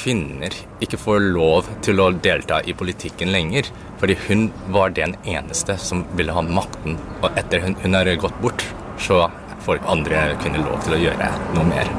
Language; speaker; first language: Norwegian; early bilingual, other home language; Cantonese